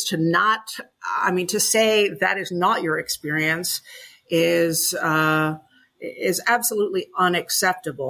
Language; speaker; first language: English; native; English